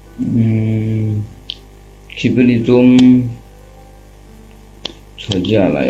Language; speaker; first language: Korean; non-native, learner; Chinese